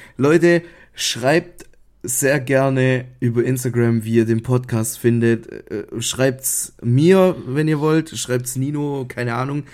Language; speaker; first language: German; native; German